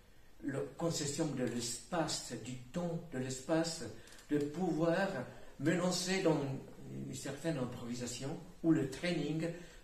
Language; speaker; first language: French; non-native, fluent; Italian